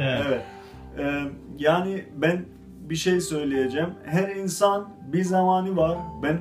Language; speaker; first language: Turkish; non-native, learner; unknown